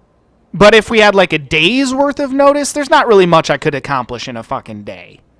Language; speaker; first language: English; native; English